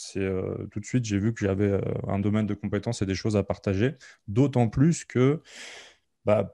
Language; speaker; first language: French; native; French